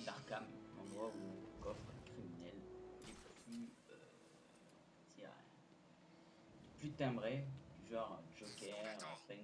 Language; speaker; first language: French; native; French